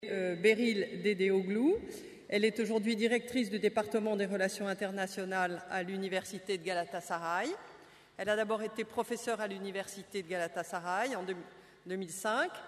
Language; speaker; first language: French; native; French